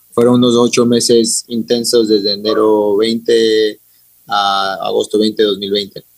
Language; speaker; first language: Spanish; native; Spanish